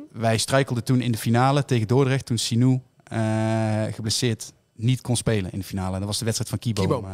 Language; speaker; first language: Dutch; native; Dutch